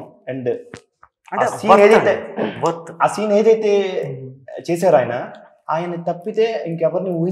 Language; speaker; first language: Telugu; native; Telugu